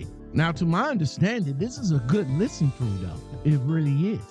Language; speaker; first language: English; native; English